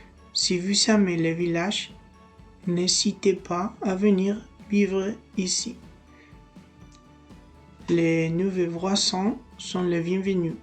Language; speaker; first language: French; non-native, learner; Spanish